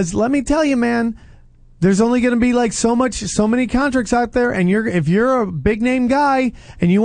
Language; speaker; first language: English; native; English